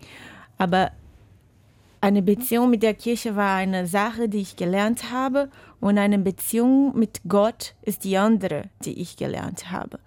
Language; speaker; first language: German; non-native, fluent; Portuguese